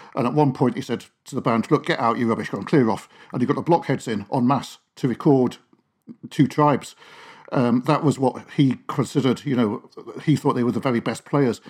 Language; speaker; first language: English; native; English